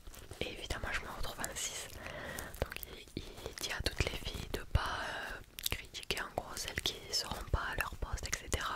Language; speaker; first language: French; native; French